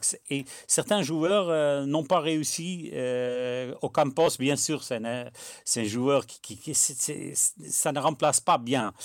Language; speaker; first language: French; non-native, fluent; Dutch